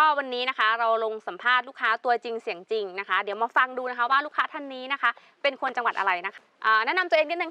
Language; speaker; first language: Thai; native; Thai